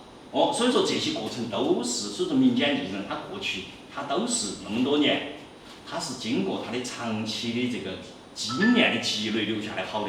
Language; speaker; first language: Chinese; native; Chinese